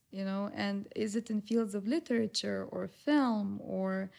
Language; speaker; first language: English; non-native, fluent; Lithuanian